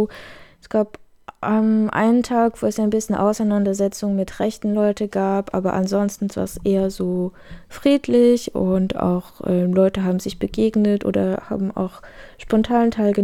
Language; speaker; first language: German; native; German